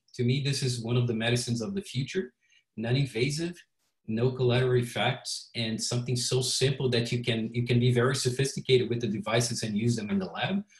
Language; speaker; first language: English; non-native, fluent; Portuguese